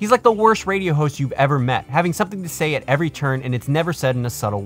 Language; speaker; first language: English; native; English